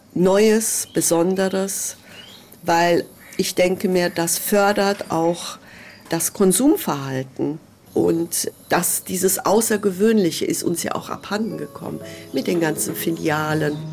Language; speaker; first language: German; non-native, fluent; Hungarian